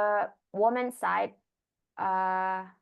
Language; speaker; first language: English; non-native, learner; Indonesian